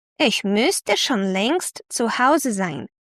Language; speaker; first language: German; non-native, fluent; Ukrainian